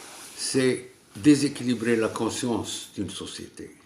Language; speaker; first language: French; non-native, local second language; Arabic